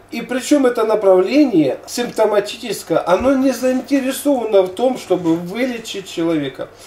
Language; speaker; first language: Russian; native; Russian